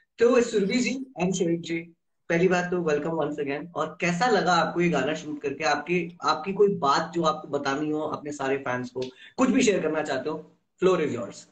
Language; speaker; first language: Hindi; native; Hindi